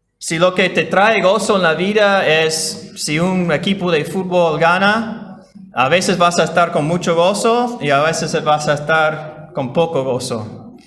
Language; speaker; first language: Spanish; non-native, fluent; English